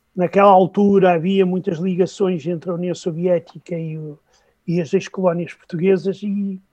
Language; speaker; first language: Portuguese; native; Portuguese